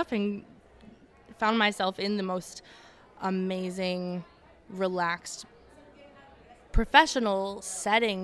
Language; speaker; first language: English; native; English